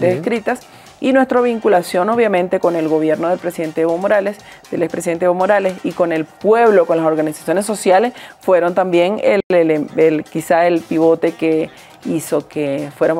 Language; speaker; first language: Spanish; native; Spanish